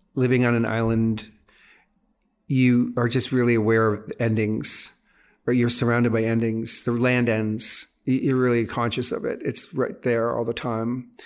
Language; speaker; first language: English; native; English